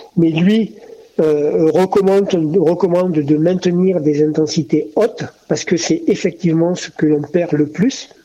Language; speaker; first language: French; native; French